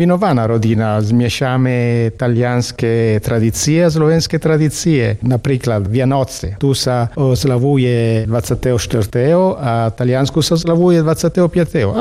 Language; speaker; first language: Slovak; non-native, learner; Italian